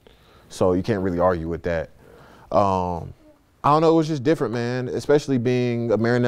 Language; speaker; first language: English; native; English